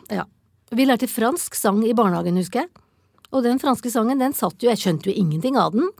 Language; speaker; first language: Norwegian; native; Norwegian